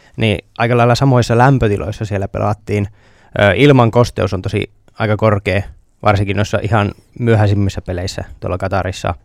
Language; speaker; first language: Finnish; native; Finnish